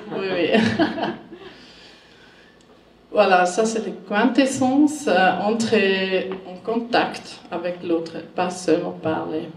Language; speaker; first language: French; non-native, learner; German